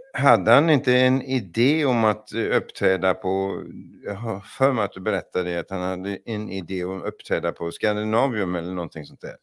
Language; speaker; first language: Swedish; native; Swedish